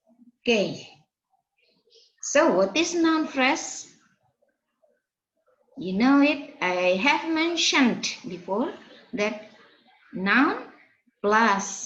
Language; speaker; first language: English; non-native, fluent; Indonesian